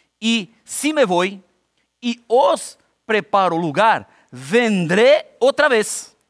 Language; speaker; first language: Spanish; non-native, fluent; Portuguese